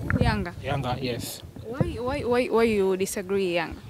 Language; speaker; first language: English; non-native, learner; Swahili